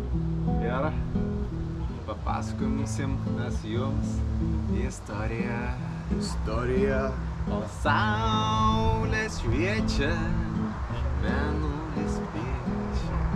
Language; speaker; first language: Lithuanian; native; Lithuanian